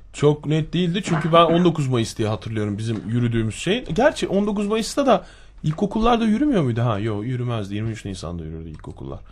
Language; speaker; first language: Turkish; native; Turkish